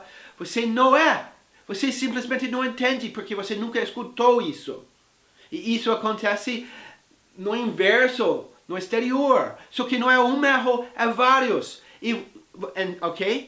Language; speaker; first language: Portuguese; non-native, fluent; English